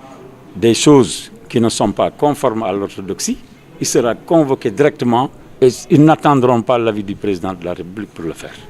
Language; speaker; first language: French; non-native, local second language; Wolof